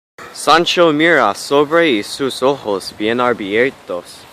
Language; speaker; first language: Spanish; non-native, learner; English